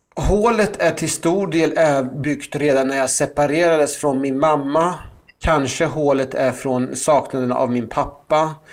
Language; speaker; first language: Swedish; early bilingual, other home language; Persian